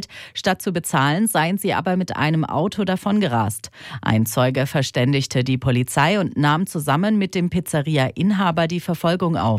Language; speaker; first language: German; native; German